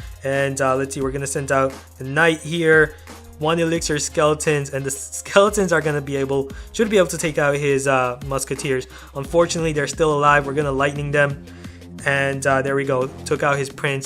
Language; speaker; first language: English; native; English